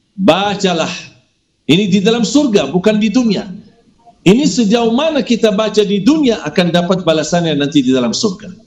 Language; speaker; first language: Malay; non-native, fluent; Arabic